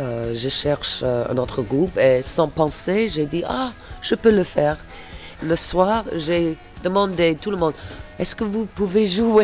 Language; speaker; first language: French; non-native, fluent; English